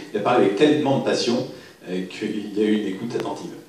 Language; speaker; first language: French; native; French